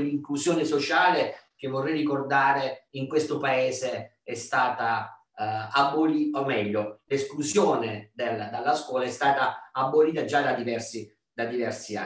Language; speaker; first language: Italian; native; Italian